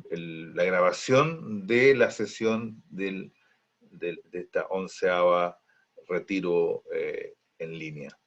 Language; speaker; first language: Spanish; native; Spanish